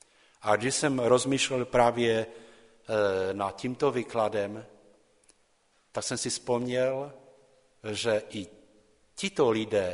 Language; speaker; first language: Czech; non-native, local second language; Polish